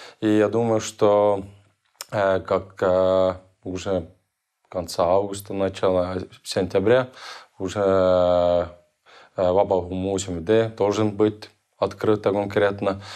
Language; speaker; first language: Russian; non-native, local second language; Estonian